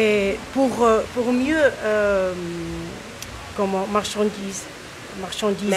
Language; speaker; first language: French; non-native, local second language; Arabic